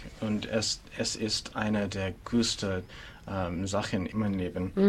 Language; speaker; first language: German; non-native, fluent; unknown